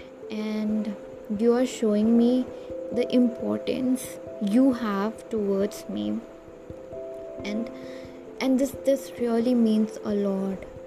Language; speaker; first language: English; non-native, local second language; Hindi